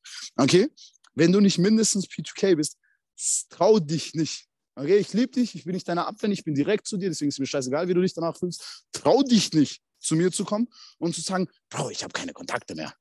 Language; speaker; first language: German; native; German